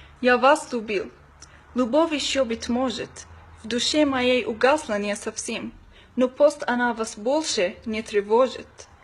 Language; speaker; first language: Russian; non-native, learner; Arabic